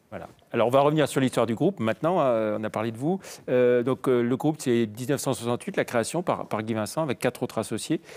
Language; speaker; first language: French; native; French